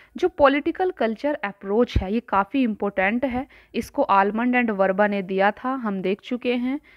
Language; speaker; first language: Hindi; native; Hindi